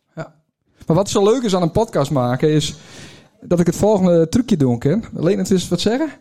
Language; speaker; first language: Dutch; native; Dutch